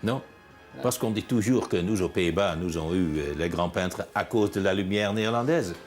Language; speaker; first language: French; non-native, fluent; Dutch